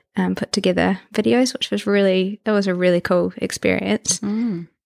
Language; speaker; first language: English; native; English